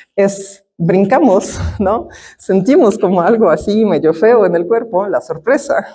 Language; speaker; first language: Spanish; non-native, fluent; Russian